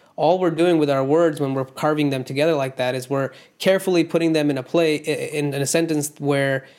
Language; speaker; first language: English; non-native, local second language; Hindi